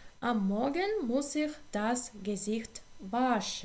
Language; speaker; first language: German; non-native, fluent; Ukrainian